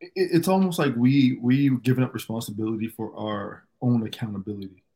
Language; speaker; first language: English; native; English